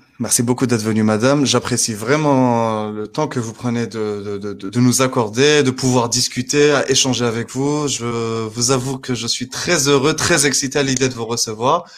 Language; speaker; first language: French; non-native, local second language; Arabic